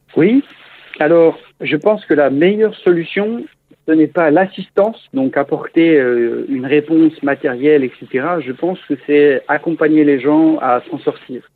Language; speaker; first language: French; native; French